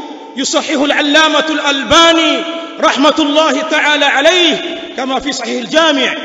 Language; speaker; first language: Arabic; non-native, fluent; Swahili